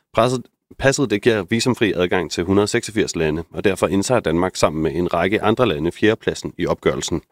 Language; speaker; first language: Danish; native; Danish